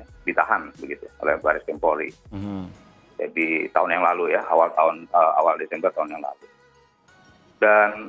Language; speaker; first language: Indonesian; native; Indonesian